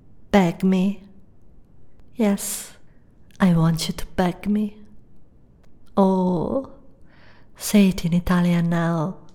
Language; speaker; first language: English; non-native, fluent; Italian